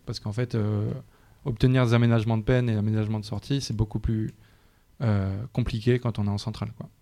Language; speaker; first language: French; native; French